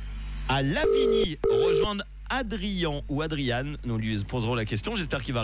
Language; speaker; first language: French; native; French